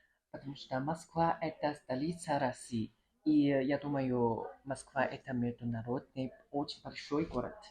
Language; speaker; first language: Russian; non-native, learner; Chinese